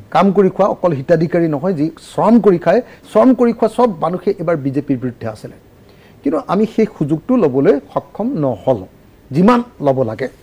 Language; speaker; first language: Assamese; native; Assamese